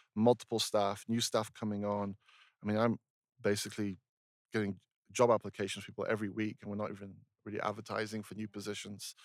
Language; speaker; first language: English; native; English